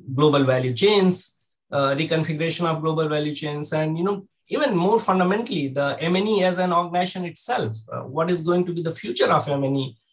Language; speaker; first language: English; non-native, local second language; Hindi